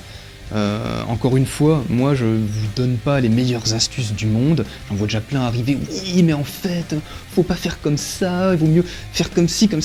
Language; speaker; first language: French; native; French